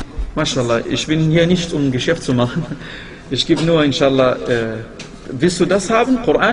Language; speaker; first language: German; non-native, fluent; Arabic